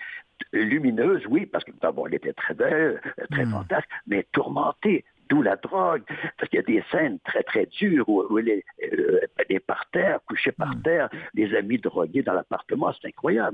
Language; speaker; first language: French; native; French